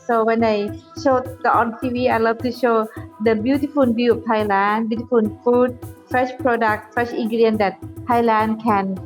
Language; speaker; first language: English; non-native, fluent; Thai